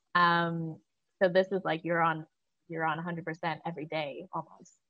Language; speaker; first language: English; native; English